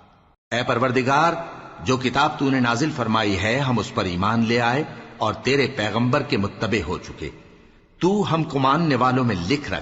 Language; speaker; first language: Urdu; native; Urdu